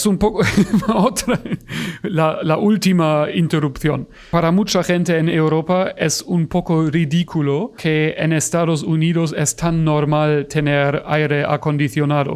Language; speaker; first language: Spanish; non-native, fluent; German